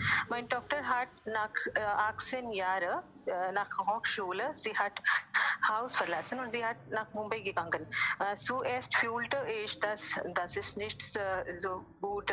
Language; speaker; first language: German; non-native, learner; Hindi